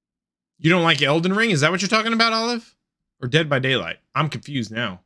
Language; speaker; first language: English; native; English